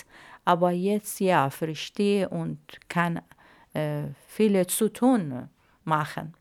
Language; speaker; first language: German; non-native, learner; Arabic